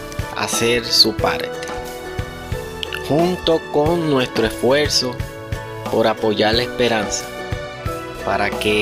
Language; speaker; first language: Spanish; native; Spanish